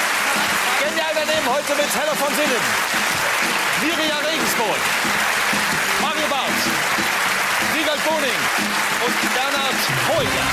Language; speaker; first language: German; native; German